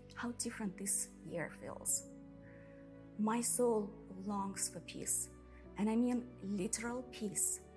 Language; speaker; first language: English; non-native, fluent; Russian